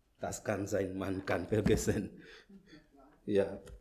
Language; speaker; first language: German; non-native, learner; Malagasy